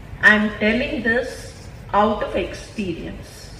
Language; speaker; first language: English; non-native, local second language; Tamil